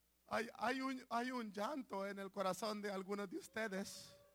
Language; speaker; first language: Spanish; native; Spanish